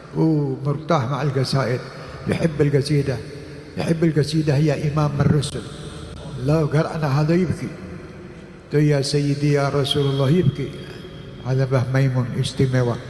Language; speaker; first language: Arabic; non-native, fluent; Indonesian